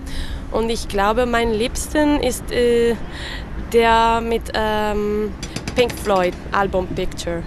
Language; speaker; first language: German; non-native, learner; French